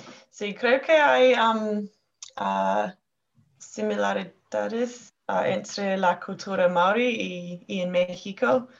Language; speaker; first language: Spanish; non-native, learner; English